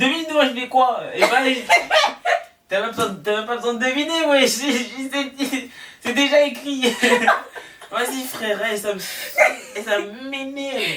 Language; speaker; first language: French; native; French